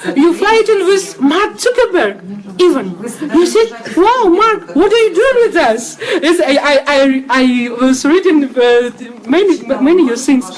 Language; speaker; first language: English; non-native, learner; Russian